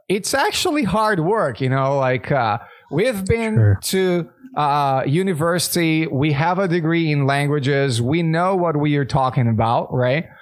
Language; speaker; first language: English; non-native, fluent; Portuguese